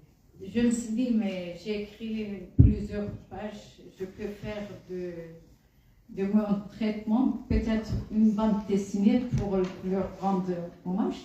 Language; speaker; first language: French; non-native, fluent; Kurdish